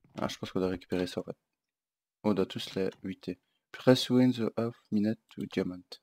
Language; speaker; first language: French; native; French